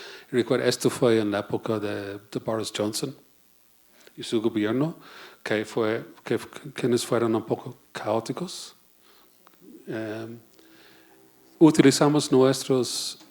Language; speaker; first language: Spanish; non-native, fluent; English